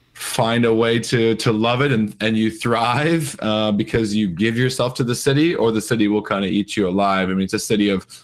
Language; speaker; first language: English; native; English